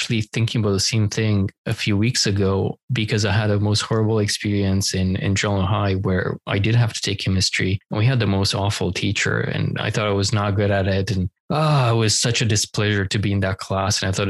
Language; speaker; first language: English; non-native, fluent; Romanian